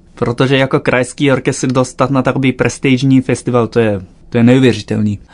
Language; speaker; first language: Czech; non-native, fluent; Japanese